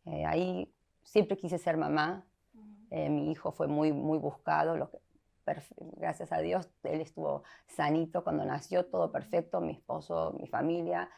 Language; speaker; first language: Spanish; early bilingual, heritage; Spanish